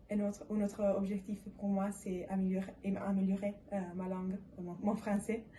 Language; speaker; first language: French; non-native, learner; Italian